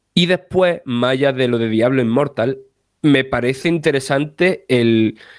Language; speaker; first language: Spanish; native; Spanish